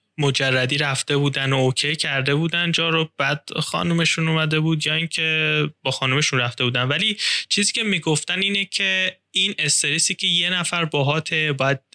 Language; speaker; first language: Persian; native; Persian